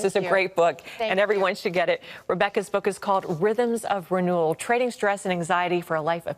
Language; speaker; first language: English; native; English